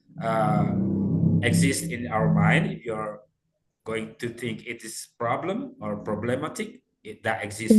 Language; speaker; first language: English; non-native, fluent; Indonesian